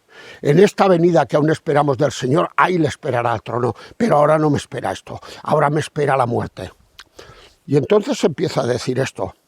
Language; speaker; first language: Spanish; native; Spanish